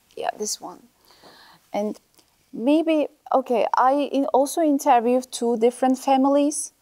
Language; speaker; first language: English; non-native, learner; Turkish